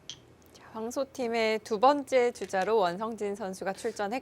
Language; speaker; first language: Korean; native; Korean